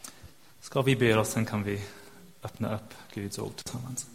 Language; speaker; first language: Swedish; non-native, fluent; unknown